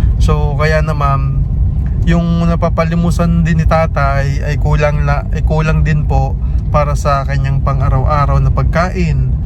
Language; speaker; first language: Filipino; native; Filipino